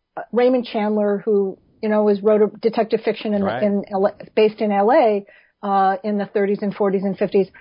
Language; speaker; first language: English; native; English